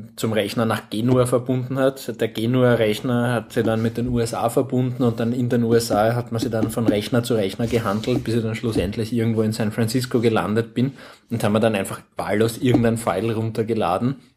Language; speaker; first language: German; native; German